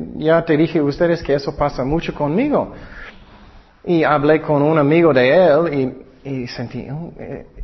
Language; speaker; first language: Spanish; non-native, fluent; English